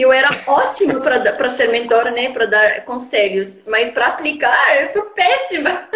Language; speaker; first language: Portuguese; non-native, fluent; Arabic